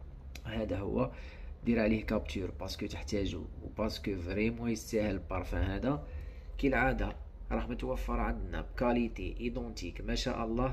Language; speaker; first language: Arabic; native; Arabic